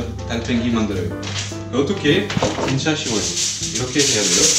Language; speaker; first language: Korean; non-native, learner; French